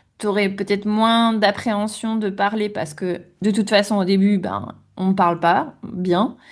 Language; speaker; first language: French; native; French